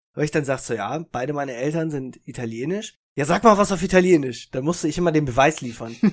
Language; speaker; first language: German; early bilingual, other home language; Italian